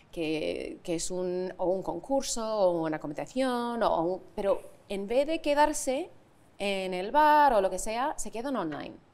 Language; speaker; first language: Spanish; non-native, fluent; English